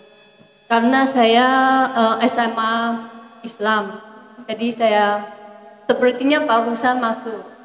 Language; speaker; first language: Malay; non-native, fluent; Chinese